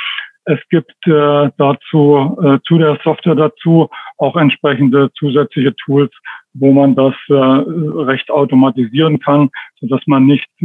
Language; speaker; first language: German; native; German